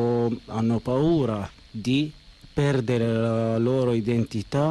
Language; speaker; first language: Italian; non-native, learner; Arabic